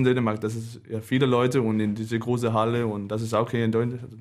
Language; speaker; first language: German; non-native, learner; Danish